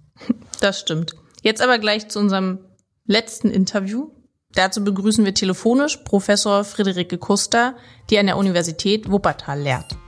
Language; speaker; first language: German; native; German